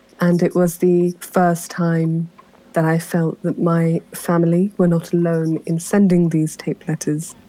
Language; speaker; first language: English; early bilingual, other home language; Pahari-Potwari